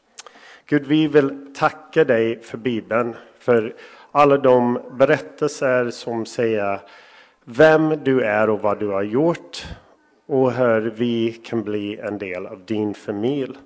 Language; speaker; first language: Swedish; non-native, fluent; English